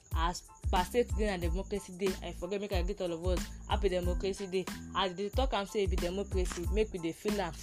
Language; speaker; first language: Nigerian Pidgin; non-native, local second language; Yoruba